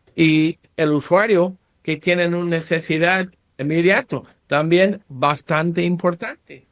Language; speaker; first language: Spanish; non-native, learner; English